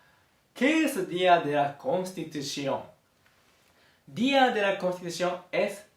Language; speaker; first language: Spanish; non-native, fluent; Japanese